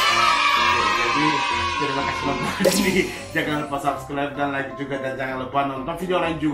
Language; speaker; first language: Indonesian; non-native, fluent; Japanese